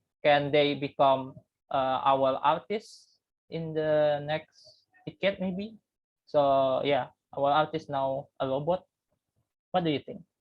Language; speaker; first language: English; non-native, learner; Indonesian